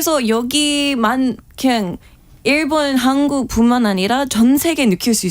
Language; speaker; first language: Korean; non-native, fluent; English